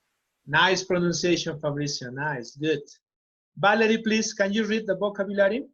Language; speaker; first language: English; non-native, fluent; Spanish